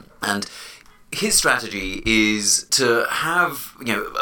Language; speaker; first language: English; native; English